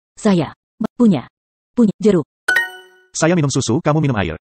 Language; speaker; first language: Indonesian; non-native, learner; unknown